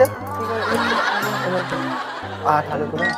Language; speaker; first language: Korean; non-native, fluent; Thai